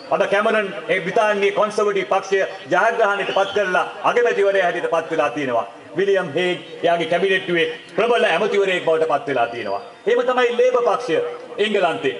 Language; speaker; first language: Sinhala; non-native, local second language; Tamil